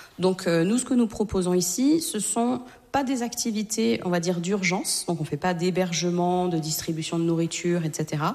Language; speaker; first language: French; native; French